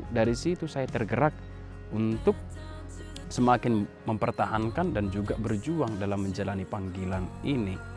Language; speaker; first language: Indonesian; native; Indonesian